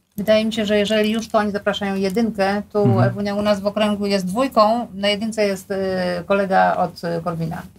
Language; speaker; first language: Polish; native; Polish